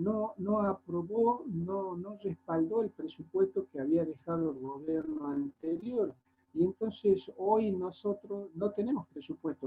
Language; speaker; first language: Spanish; native; Spanish